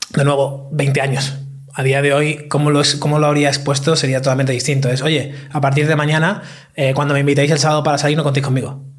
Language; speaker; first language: Spanish; native; Spanish